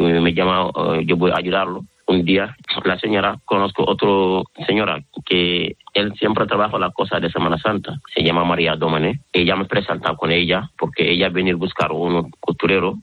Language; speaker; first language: Spanish; non-native, learner; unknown